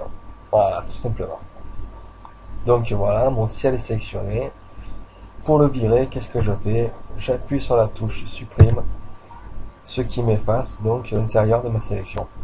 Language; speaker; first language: French; native; French